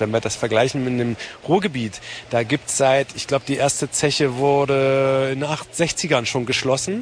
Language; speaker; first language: German; native; German